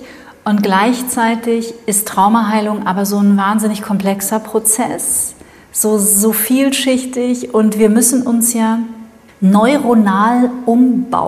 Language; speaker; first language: German; native; German